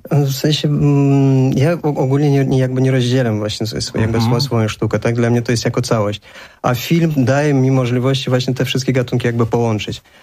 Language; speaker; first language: Polish; non-native, fluent; Azerbaijani